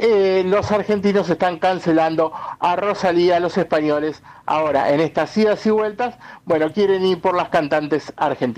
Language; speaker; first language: Spanish; native; Spanish